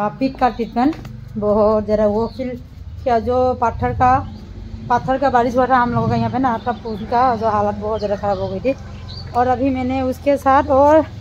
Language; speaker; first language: Hindi; non-native, local second language; Assamese